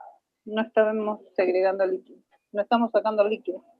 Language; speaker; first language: Spanish; native; Spanish